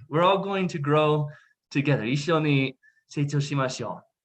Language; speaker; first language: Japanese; non-native, learner; English